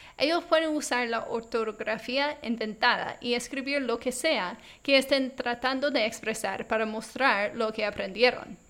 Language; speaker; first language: Spanish; non-native, fluent; English